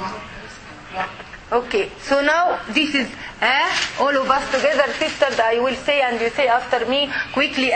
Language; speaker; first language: English; non-native, fluent; Arabic